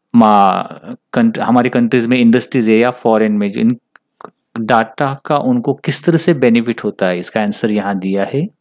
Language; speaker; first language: Hindi; non-native, local second language; Marathi